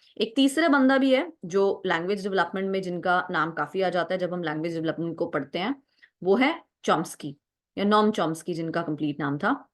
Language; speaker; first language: Hindi; native; Hindi